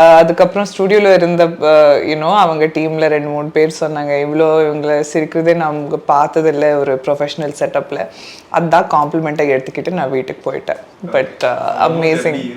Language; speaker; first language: Tamil; non-native, learner; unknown